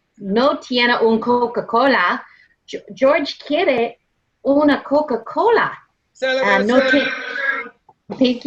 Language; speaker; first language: Spanish; non-native, learner; English